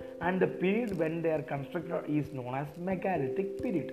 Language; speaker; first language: English; non-native, local second language; Malayalam